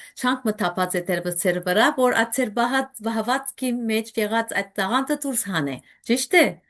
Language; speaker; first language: Armenian; native; Armenian